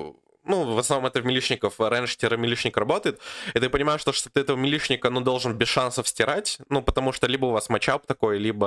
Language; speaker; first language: Russian; native; Russian